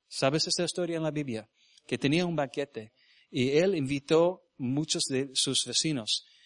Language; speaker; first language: Spanish; early bilingual, heritage; Spanish